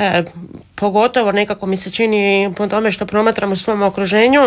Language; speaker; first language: Serbian; native; Serbian